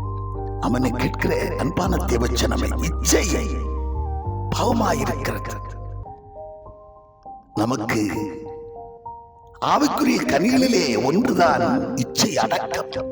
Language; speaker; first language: Tamil; native; Tamil